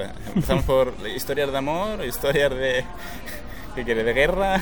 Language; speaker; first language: Spanish; native; Spanish